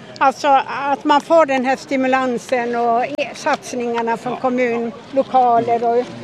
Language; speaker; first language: Swedish; native; Swedish